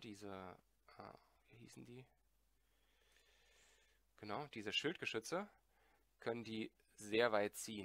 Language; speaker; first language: German; native; German